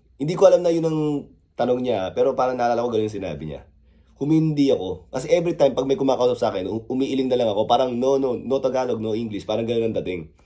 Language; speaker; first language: Filipino; early bilingual, other home language; Korean